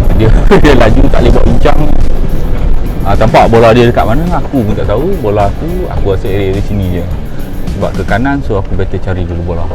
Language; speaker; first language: Malay; native; Malay